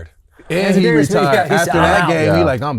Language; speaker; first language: English; native; English